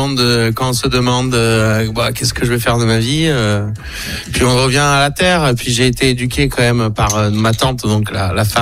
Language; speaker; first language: French; native; French